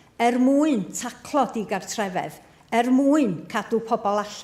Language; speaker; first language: Welsh; native; Welsh